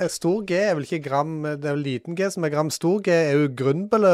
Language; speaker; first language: Norwegian; native; Norwegian